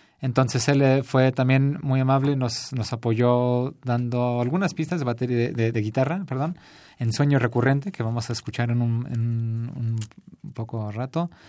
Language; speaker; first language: Spanish; early bilingual, heritage; Spanish